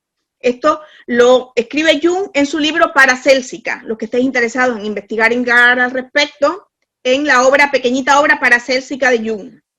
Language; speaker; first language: Spanish; native; Spanish